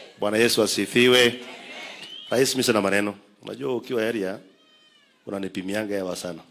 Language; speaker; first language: Swahili; non-native, local second language; Kalenjin